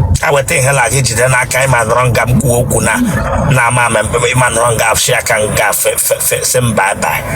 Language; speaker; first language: Igbo; native; Igbo